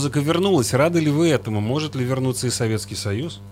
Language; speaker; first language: Russian; native; Russian